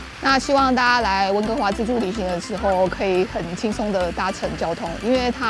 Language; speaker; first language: Chinese; native; Chinese